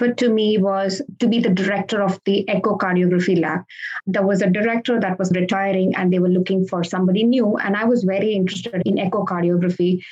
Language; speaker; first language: English; non-native, local second language; Konkani